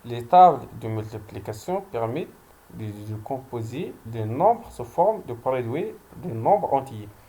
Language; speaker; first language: French; non-native, local second language; Arabic